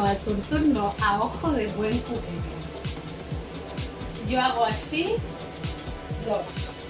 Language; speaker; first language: Spanish; native; Spanish